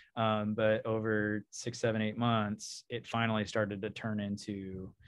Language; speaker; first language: English; native; English